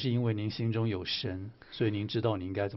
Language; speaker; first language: Chinese; native; Chinese